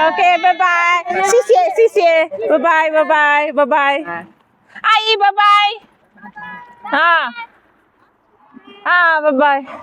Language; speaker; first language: Chinese; non-native, learner; Tamil